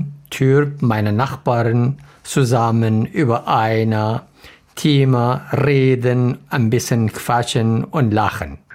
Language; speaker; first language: German; non-native, learner; Arabic